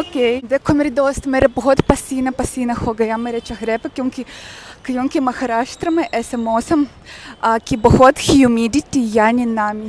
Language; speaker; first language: Hindi; non-native, learner; Russian